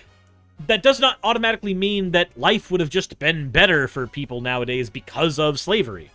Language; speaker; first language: English; native; English